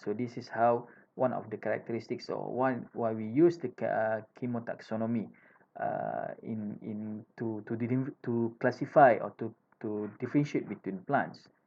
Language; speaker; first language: English; non-native, fluent; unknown